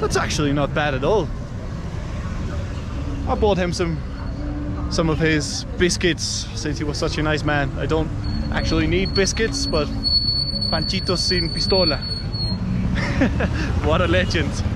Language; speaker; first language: English; non-native, fluent; Danish